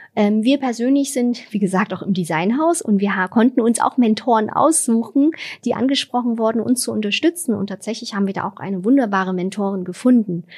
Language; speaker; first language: German; non-native, fluent; Vietnamese